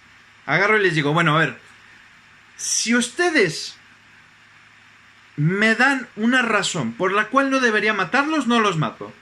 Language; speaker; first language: Spanish; native; Spanish